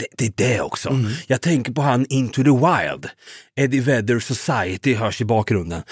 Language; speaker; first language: Swedish; native; Swedish